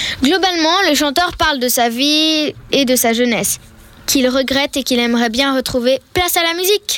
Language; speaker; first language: French; native; French